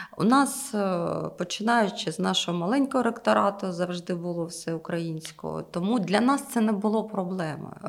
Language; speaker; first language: Ukrainian; non-native, local second language; Russian